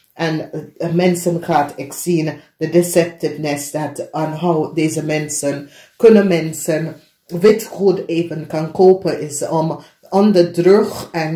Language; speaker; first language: Dutch; non-native, learner; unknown